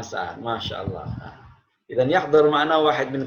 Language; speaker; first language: Arabic; non-native, fluent; Indonesian